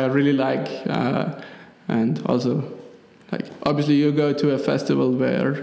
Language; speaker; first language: English; non-native, fluent; German